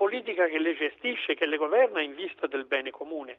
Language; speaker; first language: Italian; native; Italian